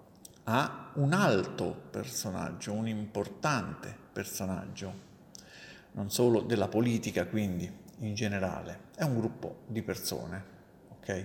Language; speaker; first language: Italian; native; Italian